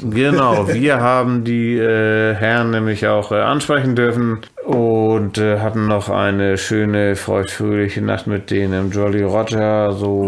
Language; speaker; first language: German; native; German